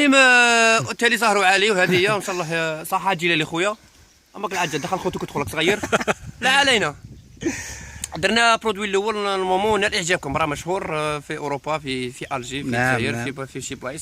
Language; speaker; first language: Arabic; native; Arabic